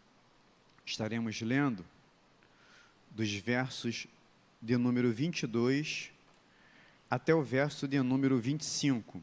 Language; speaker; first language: Portuguese; native; Portuguese